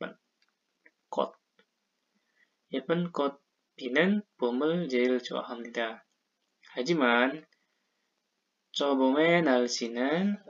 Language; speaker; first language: Korean; non-native, fluent; Indonesian